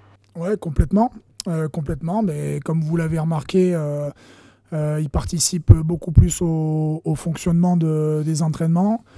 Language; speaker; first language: French; native; French